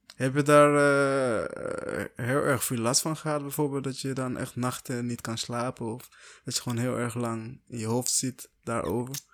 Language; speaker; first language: Dutch; non-native, fluent; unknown